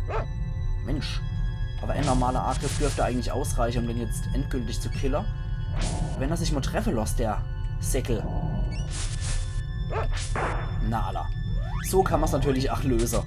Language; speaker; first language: German; native; German